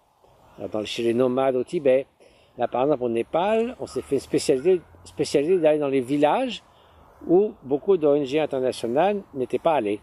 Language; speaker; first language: French; native; French